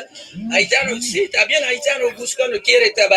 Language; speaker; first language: Spanish; non-native, learner; Haitian Creole